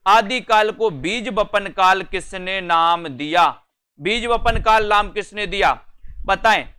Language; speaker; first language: Hindi; native; Hindi